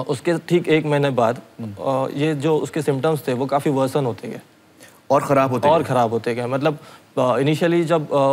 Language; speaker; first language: Hindi; non-native, local second language; Marathi